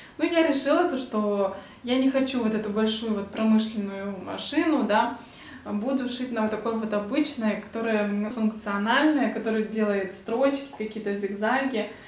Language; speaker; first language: Russian; native; Russian